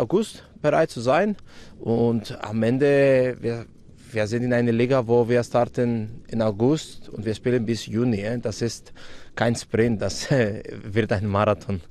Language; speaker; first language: German; non-native, fluent; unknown